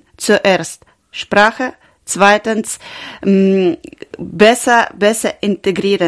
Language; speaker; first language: German; non-native, learner; Ukrainian